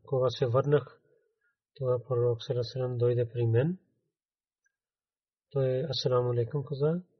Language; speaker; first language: Bulgarian; non-native, learner; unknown